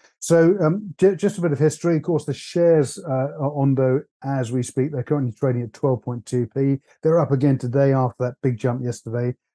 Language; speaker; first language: English; native; English